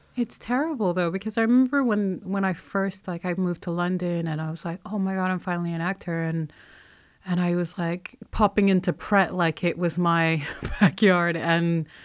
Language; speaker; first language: English; non-native, fluent; Arabic